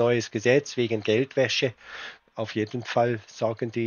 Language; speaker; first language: German; native; German